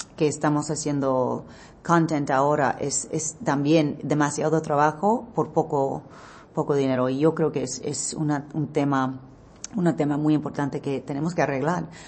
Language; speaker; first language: Spanish; non-native, learner; English